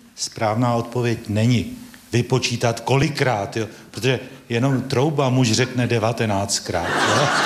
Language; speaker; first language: Czech; native; Czech